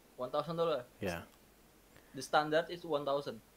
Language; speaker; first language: English; non-native, learner; Indonesian